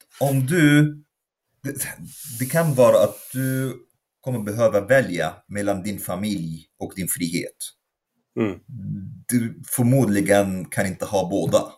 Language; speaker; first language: Swedish; non-native, fluent; Arabic